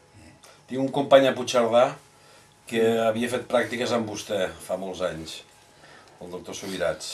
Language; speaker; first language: Catalan; native; Catalan